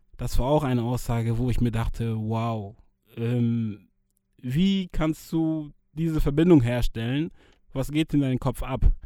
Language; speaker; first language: German; early bilingual, other home language; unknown